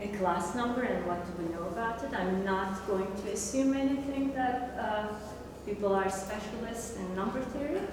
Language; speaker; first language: English; non-native, fluent; Turkish